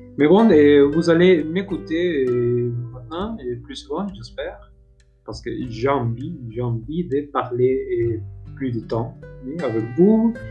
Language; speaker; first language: French; non-native, learner; Spanish